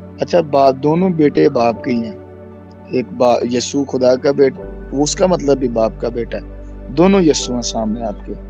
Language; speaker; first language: Urdu; non-native, local second language; Punjabi